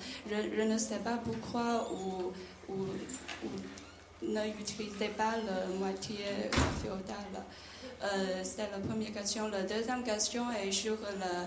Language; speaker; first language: French; non-native, learner; Chinese